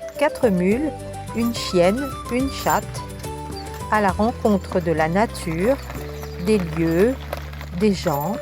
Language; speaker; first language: French; native; French